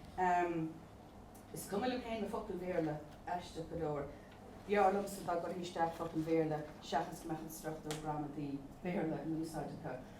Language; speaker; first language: Irish; native; Irish